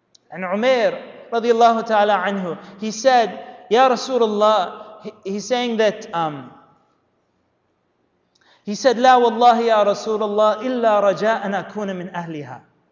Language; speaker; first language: English; native; English